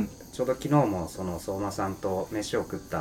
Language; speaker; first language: Japanese; native; Japanese